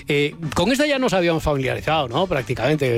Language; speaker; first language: Spanish; native; Spanish